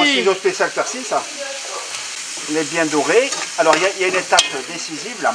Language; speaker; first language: French; native; French